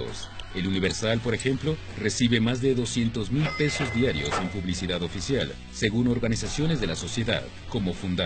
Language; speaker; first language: Spanish; native; Spanish